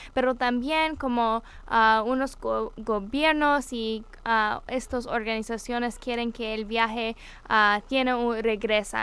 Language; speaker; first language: Spanish; non-native, learner; English